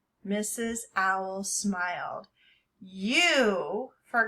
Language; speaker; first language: English; native; English